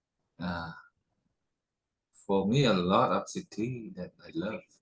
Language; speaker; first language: English; non-native, learner; Khmer